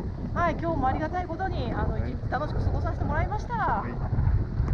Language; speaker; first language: Japanese; native; Japanese